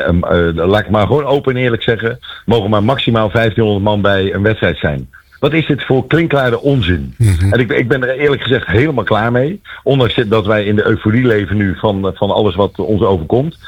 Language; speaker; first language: Dutch; native; Dutch